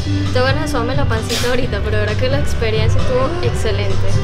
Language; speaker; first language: Spanish; native; Spanish